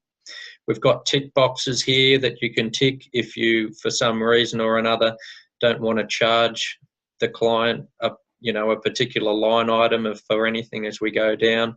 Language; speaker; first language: English; native; English